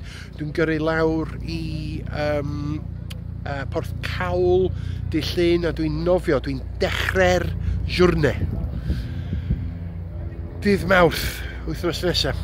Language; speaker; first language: Welsh; non-native, local second language; English